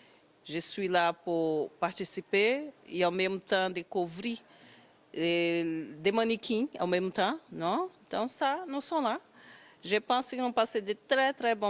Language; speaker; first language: French; non-native, learner; Portuguese